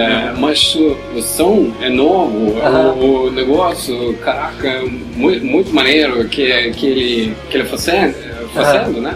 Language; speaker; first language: Portuguese; non-native, learner; Norwegian